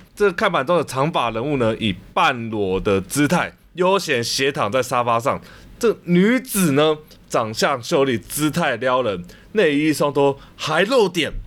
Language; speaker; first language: Chinese; native; Chinese